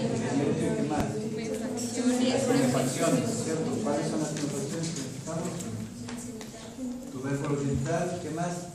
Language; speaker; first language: Spanish; native; Spanish